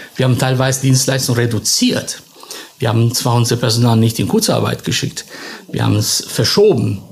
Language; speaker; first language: German; non-native, fluent; Italian